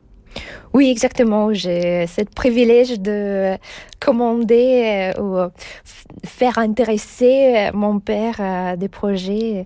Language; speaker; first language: French; non-native, fluent; Russian